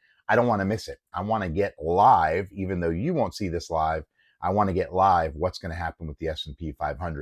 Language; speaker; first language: English; native; English